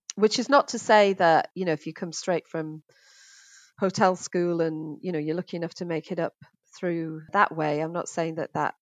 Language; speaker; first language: English; native; English